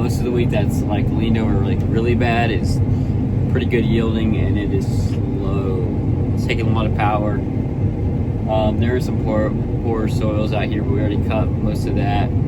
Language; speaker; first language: English; native; English